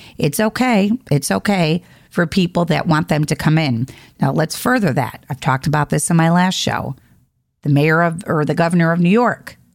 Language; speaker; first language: English; native; English